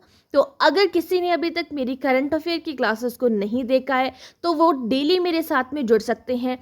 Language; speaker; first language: Hindi; native; Hindi